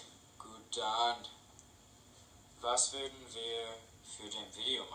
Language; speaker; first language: German; non-native, learner; English